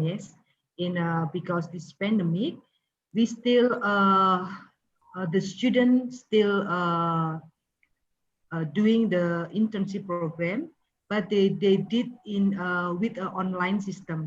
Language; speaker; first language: English; non-native, learner; Indonesian